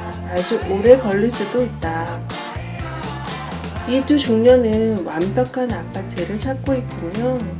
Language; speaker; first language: Korean; native; Korean